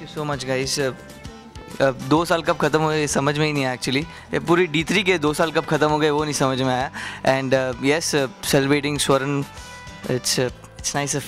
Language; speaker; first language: Hindi; native; Hindi